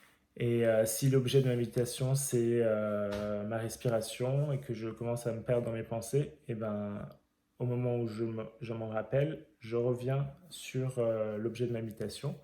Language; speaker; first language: French; native; French